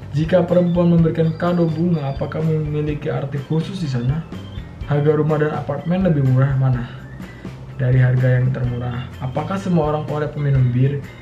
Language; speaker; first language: Indonesian; native; Indonesian